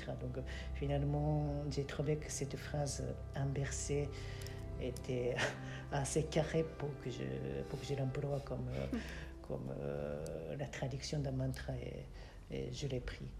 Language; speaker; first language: French; non-native, fluent; Japanese